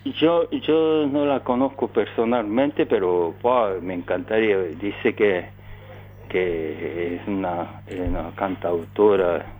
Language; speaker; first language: Spanish; non-native, fluent; Japanese